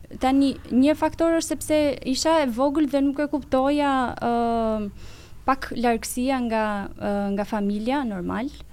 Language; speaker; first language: Albanian; native; Albanian